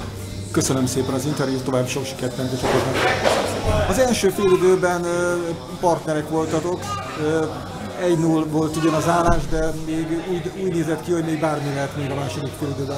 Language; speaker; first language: Hungarian; native; Hungarian